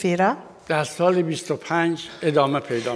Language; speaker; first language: Swedish; non-native, learner; Persian